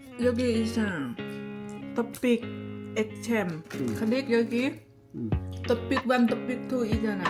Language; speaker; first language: Korean; non-native, learner; Lao